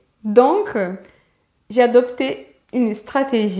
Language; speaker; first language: French; non-native, fluent; Portuguese